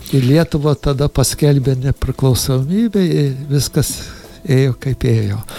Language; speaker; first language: Lithuanian; early bilingual, heritage; Lithuanian